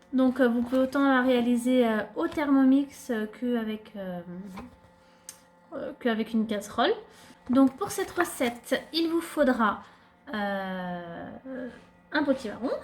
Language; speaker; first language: French; native; French